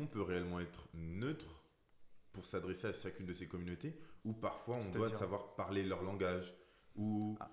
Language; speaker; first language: French; native; French